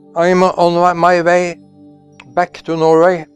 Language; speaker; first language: English; non-native, fluent; Norwegian